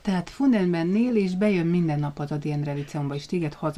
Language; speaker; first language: Hungarian; native; Hungarian